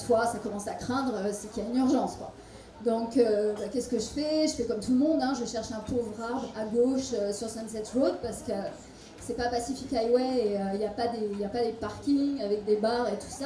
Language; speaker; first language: French; native; French